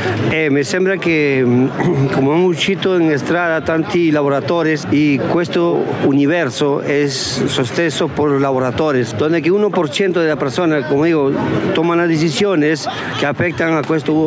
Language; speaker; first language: Italian; non-native, learner; Spanish